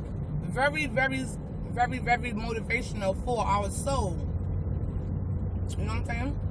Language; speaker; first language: English; native; English